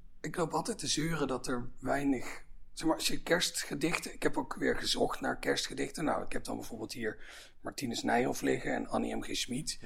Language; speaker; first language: Dutch; native; Dutch